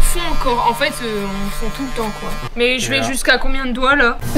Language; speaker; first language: French; native; French